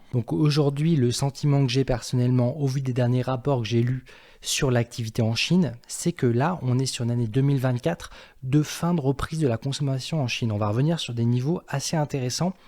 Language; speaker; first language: French; native; French